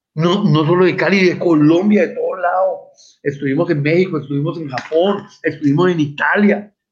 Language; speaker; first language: Spanish; native; Spanish